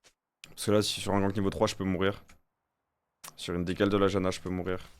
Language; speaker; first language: French; native; French